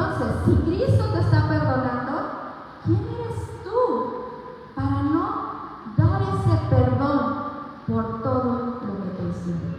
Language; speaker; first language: Spanish; native; Spanish